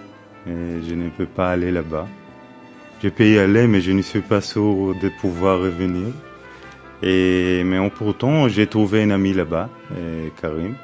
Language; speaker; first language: French; non-native, fluent; Hebrew